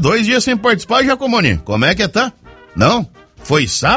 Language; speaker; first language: Portuguese; native; Portuguese